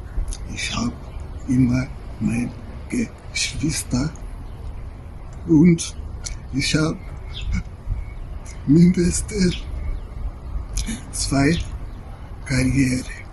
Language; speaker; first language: German; non-native, learner; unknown